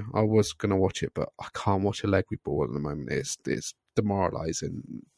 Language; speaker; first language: English; native; English